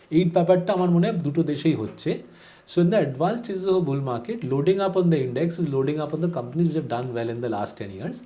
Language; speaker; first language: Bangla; early bilingual, heritage; Bangla